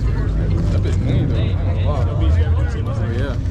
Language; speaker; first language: English; native; English